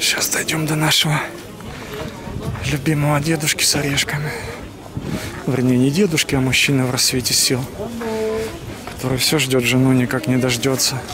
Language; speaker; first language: Russian; native; Russian